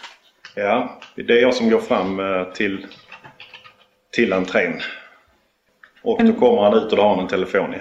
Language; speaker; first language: Swedish; native; Swedish